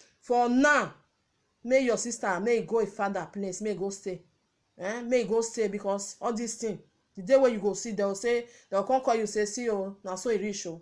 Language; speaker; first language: Nigerian Pidgin; non-native, local second language; Bini